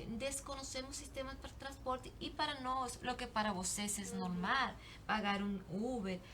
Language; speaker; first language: Portuguese; non-native, learner; Spanish